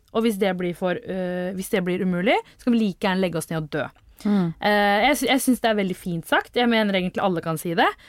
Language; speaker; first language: Norwegian; early bilingual, other home language; Tamil